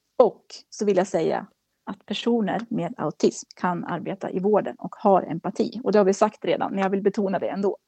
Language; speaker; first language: Swedish; native; Swedish